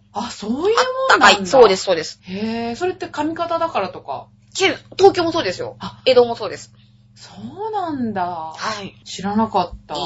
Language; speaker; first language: Japanese; native; Japanese